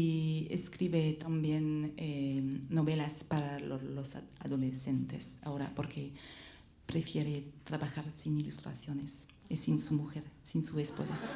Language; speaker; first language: Spanish; non-native, learner; French